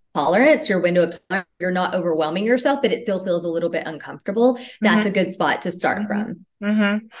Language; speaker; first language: English; native; English